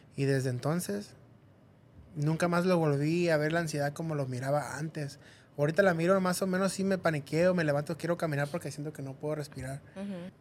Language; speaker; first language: Spanish; early bilingual, heritage; Spanish